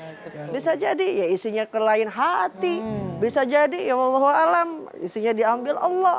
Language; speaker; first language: Indonesian; native; Indonesian